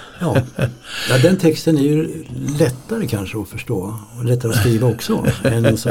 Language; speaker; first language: Swedish; native; Swedish